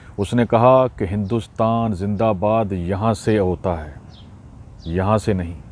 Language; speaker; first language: Urdu; non-native, local second language; Punjabi